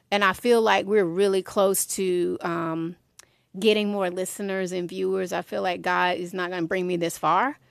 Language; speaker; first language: English; native; English